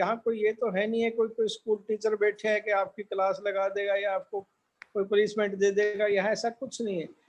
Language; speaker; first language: Hindi; native; Hindi